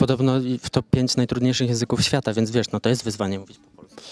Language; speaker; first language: Polish; native; Polish